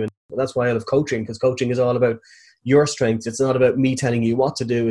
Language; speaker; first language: English; native; English